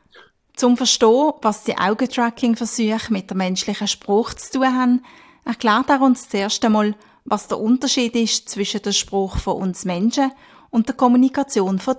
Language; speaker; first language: German; native; German